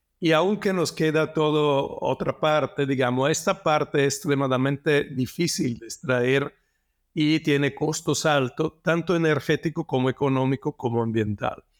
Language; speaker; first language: Spanish; non-native, fluent; Italian